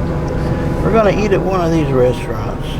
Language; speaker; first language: English; native; English